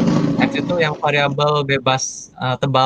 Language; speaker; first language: Indonesian; native; Indonesian